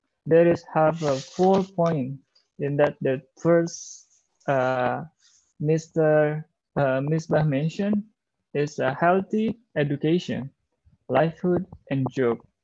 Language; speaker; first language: English; non-native, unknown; Indonesian